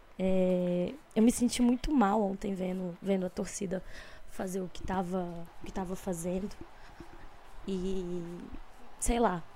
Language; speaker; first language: Portuguese; native; Portuguese